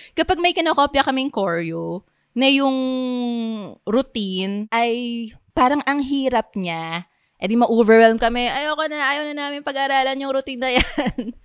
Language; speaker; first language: Filipino; native; Filipino